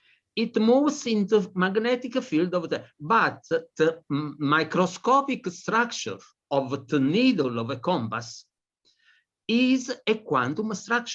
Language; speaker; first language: English; non-native, fluent; Italian